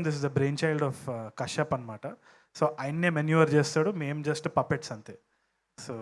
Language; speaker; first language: Telugu; native; Telugu